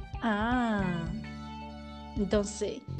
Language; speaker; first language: Spanish; non-native, learner; Chinese